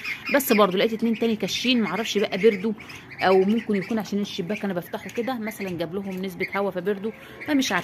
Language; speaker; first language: Arabic; native; Arabic